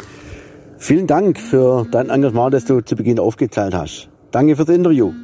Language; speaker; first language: German; native; German